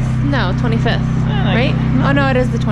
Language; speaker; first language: English; native; English